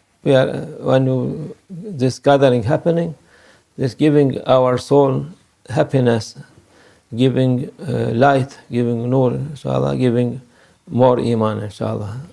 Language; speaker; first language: English; non-native, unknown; Turkish